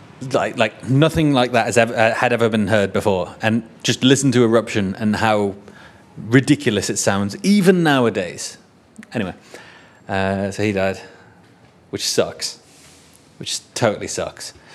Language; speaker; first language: English; native; English